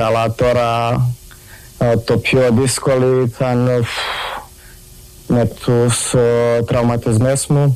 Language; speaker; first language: Greek; non-native, learner; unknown